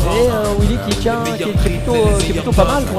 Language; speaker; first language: French; native; French